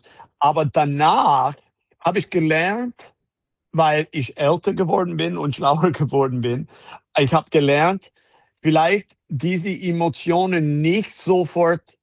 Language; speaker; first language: German; non-native, fluent; English